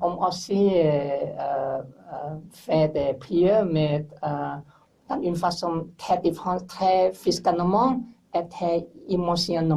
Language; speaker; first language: French; non-native, learner; English